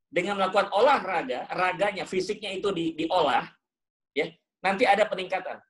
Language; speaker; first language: Indonesian; native; Indonesian